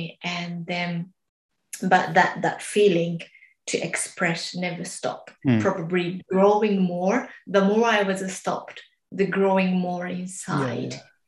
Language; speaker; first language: English; non-native, learner; Japanese